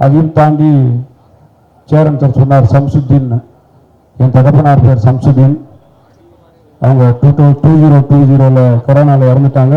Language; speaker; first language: Tamil; native; Tamil